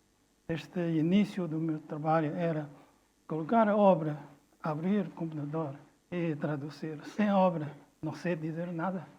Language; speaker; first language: Portuguese; non-native, fluent; Chinese